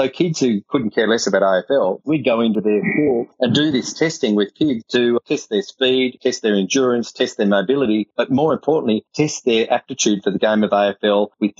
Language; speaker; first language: English; native; English